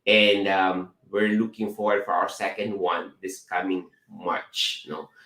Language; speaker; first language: English; non-native, local second language; Filipino